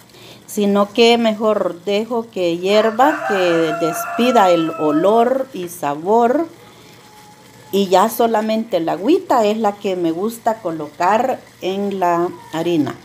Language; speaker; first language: Spanish; native; Spanish